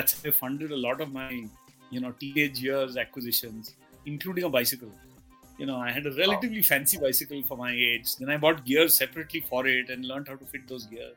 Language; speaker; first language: English; non-native, local second language; Bangla